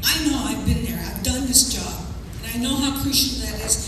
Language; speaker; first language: English; native; English